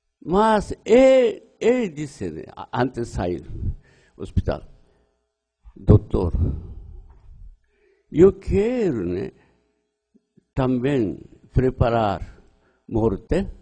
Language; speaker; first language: Portuguese; non-native, learner; Japanese